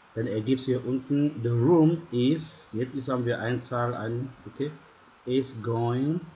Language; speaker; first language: German; native; German